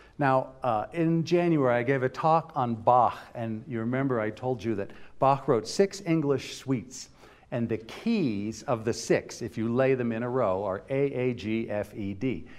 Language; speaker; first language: English; native; English